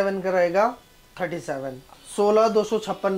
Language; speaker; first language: Hindi; native; Hindi